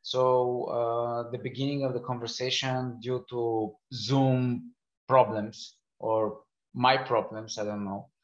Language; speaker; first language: English; non-native, fluent; Bulgarian